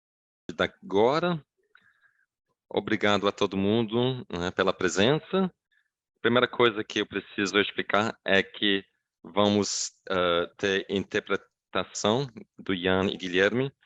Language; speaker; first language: Portuguese; non-native, fluent; English